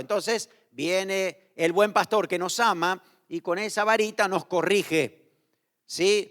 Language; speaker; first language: Spanish; native; Spanish